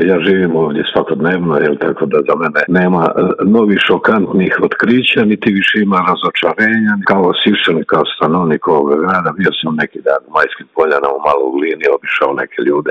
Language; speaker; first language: Croatian; native; Croatian